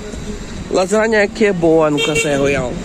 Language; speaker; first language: Portuguese; non-native, fluent; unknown